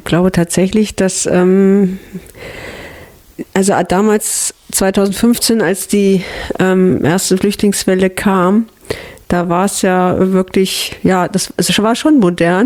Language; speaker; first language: German; native; German